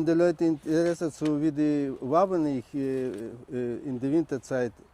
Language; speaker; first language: German; non-native, learner; Russian